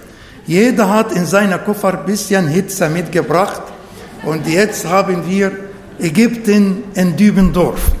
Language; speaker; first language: German; non-native, learner; Arabic